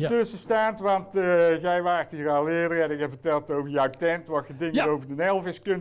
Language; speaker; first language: Dutch; native; Dutch